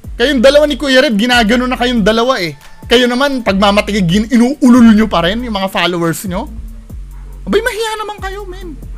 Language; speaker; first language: Filipino; native; Filipino